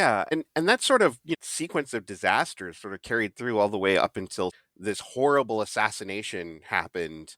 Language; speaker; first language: English; native; English